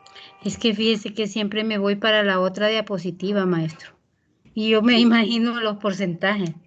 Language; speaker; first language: Spanish; native; Spanish